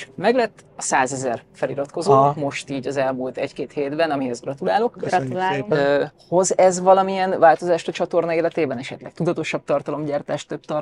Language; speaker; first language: Hungarian; native; Hungarian